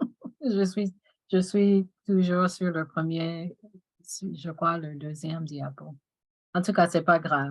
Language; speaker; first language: French; non-native, fluent; English